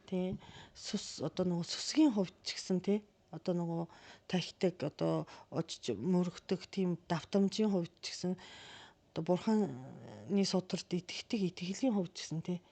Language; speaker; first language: Mongolian; non-native, fluent; Japanese